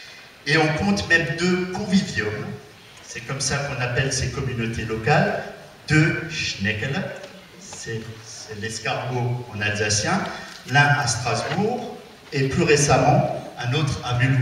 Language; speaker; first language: French; native; French